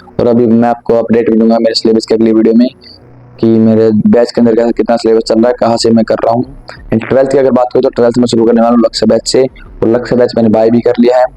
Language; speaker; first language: Hindi; native; Hindi